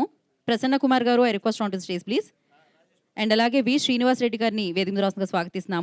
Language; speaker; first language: Telugu; native; Telugu